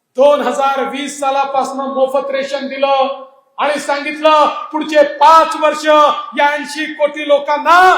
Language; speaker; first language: Marathi; native; Marathi